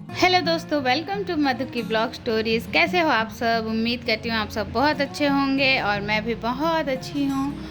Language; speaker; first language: Hindi; non-native, local second language; Telugu